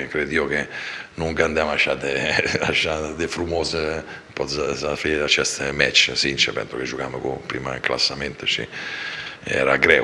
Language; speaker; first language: Romanian; non-native, fluent; Italian